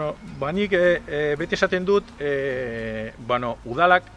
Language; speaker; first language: Basque; non-native, local second language; Spanish